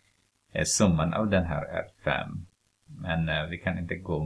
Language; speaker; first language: Swedish; non-native, fluent; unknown